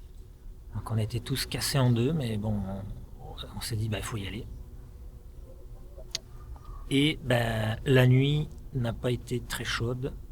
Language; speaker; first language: French; native; French